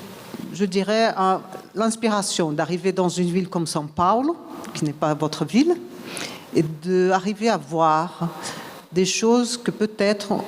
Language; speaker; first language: French; non-native, fluent; Portuguese